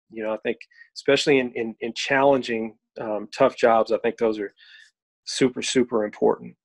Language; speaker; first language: English; native; English